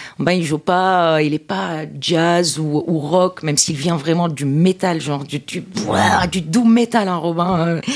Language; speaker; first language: French; non-native, local second language; Arabic